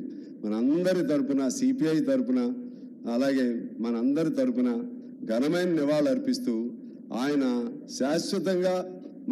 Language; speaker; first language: Telugu; native; Telugu